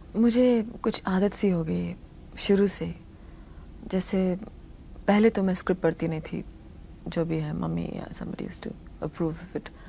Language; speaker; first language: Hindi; non-native, local second language; Tamil